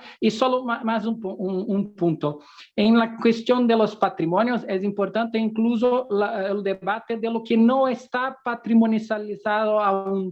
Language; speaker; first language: Spanish; non-native, fluent; Portuguese